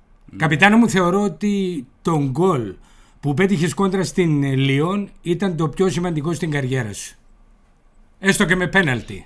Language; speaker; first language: Greek; native; Greek